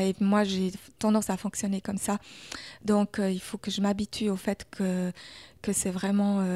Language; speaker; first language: French; early bilingual, other home language; German